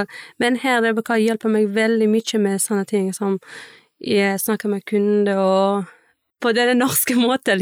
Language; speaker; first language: Norwegian; early bilingual, other home language; Persian